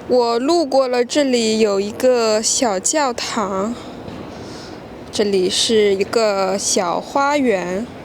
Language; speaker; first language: Chinese; non-native, fluent; French